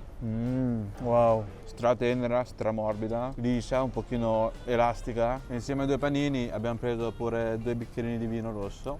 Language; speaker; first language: Italian; early bilingual, other home language; Chinese